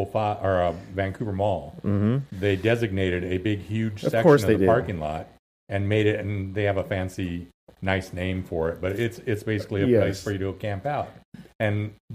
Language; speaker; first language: English; native; English